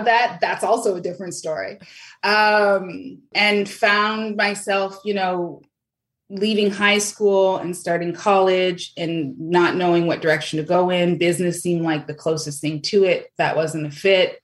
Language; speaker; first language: English; native; English